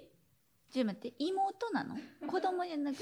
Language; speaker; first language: Japanese; native; Japanese